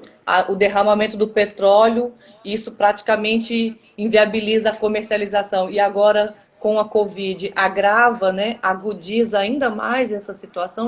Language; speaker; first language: Portuguese; native; Portuguese